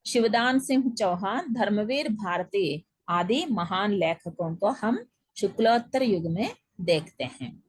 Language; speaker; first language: Hindi; non-native, local second language; Telugu